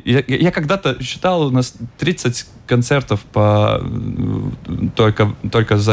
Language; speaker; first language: Russian; non-native, local second language; Latvian